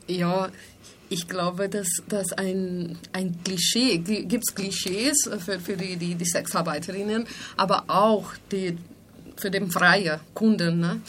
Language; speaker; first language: German; non-native, fluent; Spanish